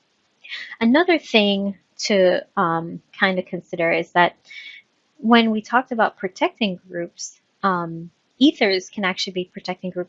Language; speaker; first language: English; native; English